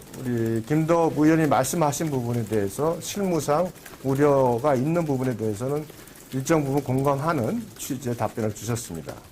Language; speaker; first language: Korean; native; Korean